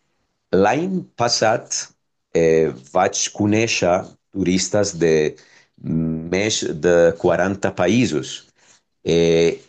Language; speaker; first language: Catalan; non-native, fluent; Spanish